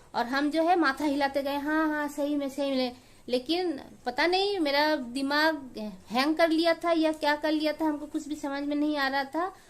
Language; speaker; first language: Hindi; non-native, local second language; Bangla